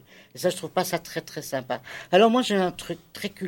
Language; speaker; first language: French; native; French